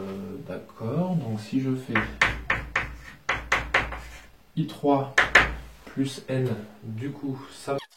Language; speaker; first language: French; native; French